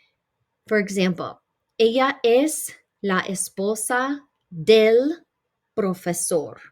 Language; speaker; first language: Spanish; non-native, fluent; English